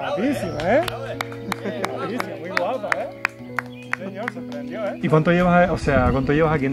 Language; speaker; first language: Spanish; native; Spanish